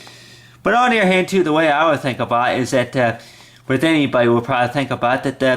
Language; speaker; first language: English; native; English